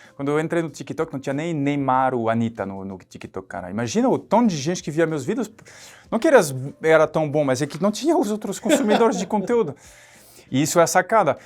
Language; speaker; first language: Portuguese; non-native, fluent; French